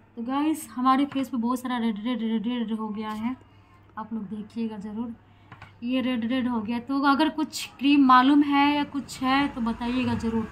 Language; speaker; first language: Hindi; native; Hindi